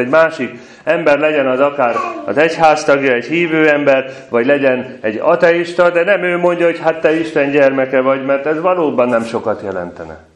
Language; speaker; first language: Hungarian; native; Hungarian